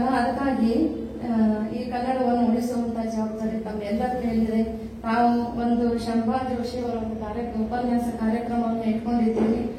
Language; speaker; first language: Kannada; native; Kannada